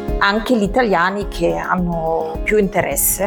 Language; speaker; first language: Italian; non-native, fluent; German